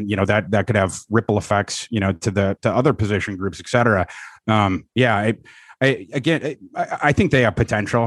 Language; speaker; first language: English; native; English